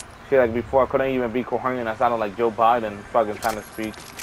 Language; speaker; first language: English; early bilingual, other home language; Spanish